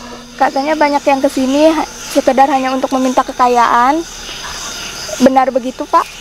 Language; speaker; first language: Indonesian; native; Indonesian